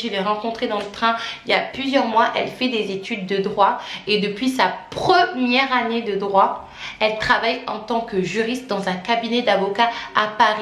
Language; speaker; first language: French; native; French